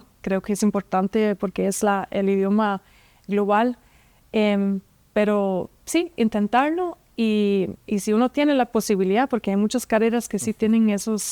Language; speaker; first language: Spanish; non-native, fluent; German